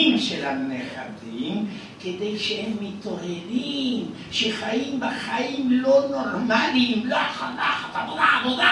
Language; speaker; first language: Hebrew; non-native, fluent; Russian